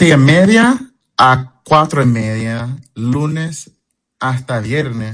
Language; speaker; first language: Spanish; early bilingual, heritage; English